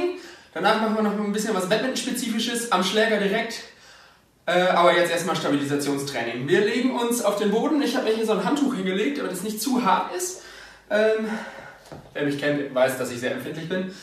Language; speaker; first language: German; native; German